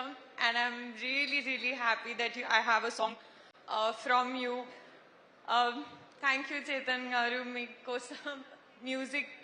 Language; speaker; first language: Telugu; non-native, learner; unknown